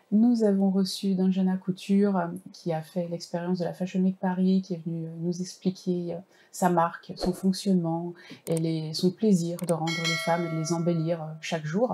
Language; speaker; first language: French; native; French